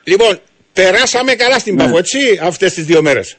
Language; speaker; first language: Greek; native; Greek